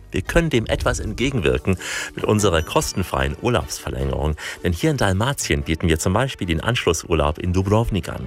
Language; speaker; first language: German; native; German